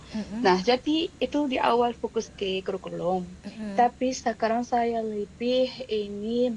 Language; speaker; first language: Indonesian; non-native, fluent; Arabic